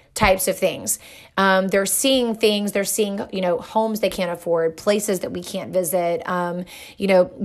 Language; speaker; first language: English; native; English